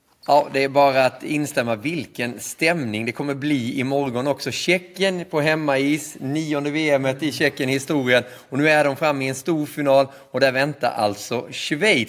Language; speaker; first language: Swedish; native; Swedish